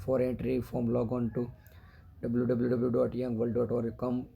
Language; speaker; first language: English; non-native, local second language; Gujarati